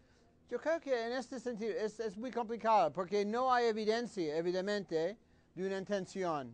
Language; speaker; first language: Spanish; non-native, fluent; English